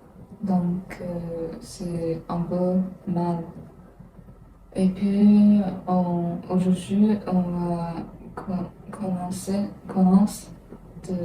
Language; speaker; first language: French; non-native, learner; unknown